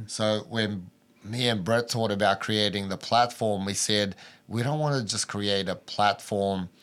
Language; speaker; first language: English; early bilingual, other home language; Albanian